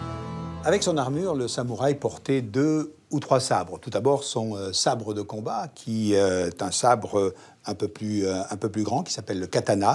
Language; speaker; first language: French; native; French